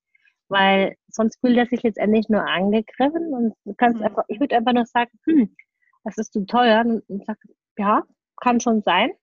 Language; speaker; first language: German; native; German